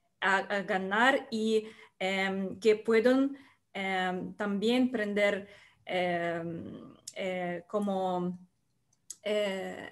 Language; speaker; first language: Spanish; non-native, learner; Russian